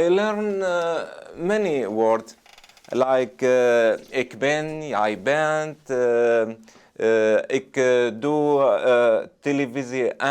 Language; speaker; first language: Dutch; non-native, learner; Arabic